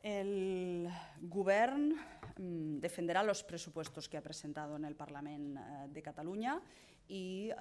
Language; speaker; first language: Spanish; non-native, local second language; Catalan